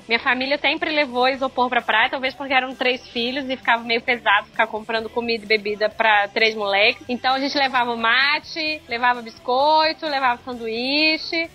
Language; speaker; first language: Portuguese; native; Portuguese